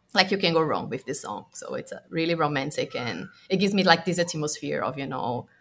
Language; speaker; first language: English; non-native, fluent; Portuguese